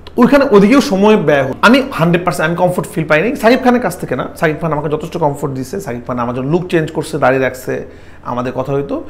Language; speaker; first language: Bangla; native; Bangla